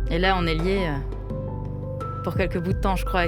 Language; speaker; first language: French; native; French